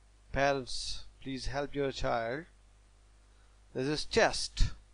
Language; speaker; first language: English; non-native, local second language; Pashto